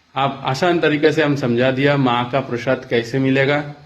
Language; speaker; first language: Hindi; non-native, local second language; Bangla